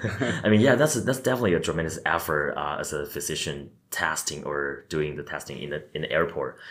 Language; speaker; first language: English; non-native, fluent; Chinese